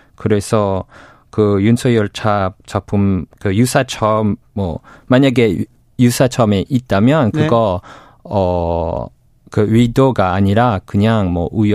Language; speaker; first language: Korean; non-native, fluent; English